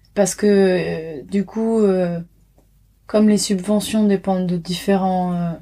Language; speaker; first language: French; native; French